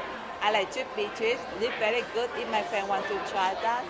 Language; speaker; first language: English; non-native, learner; Vietnamese